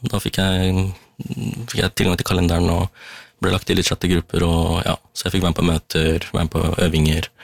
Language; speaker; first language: Norwegian; early bilingual, other home language; Tamil